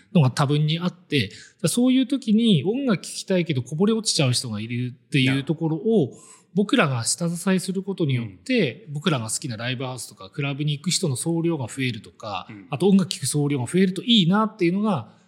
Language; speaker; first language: Japanese; native; Japanese